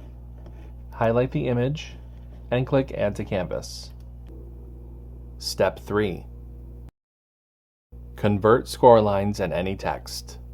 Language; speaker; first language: English; native; English